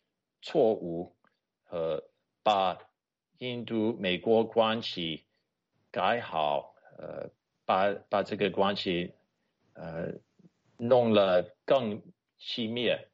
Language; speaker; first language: Chinese; non-native, fluent; English